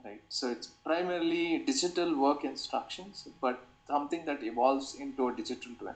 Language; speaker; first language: English; non-native, local second language; Kannada